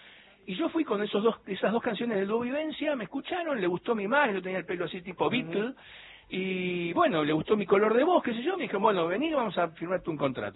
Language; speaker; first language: Spanish; native; Spanish